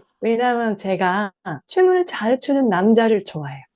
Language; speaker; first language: Korean; non-native, learner; Japanese